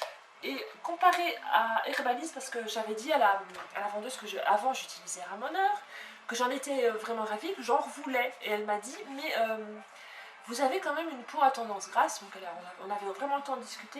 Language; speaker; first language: French; native; French